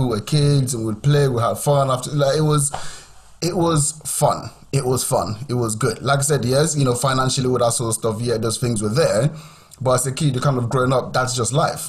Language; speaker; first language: English; non-native, local second language; Yoruba